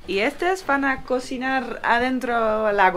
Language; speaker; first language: Spanish; non-native, learner; Dutch